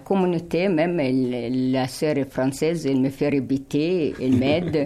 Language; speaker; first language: French; non-native, fluent; Arabic